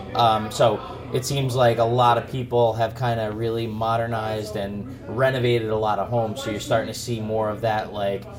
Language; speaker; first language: English; native; English